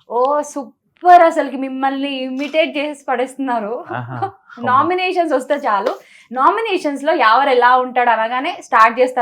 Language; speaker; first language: Telugu; native; Telugu